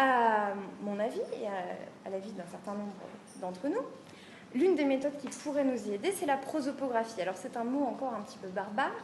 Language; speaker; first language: French; native; French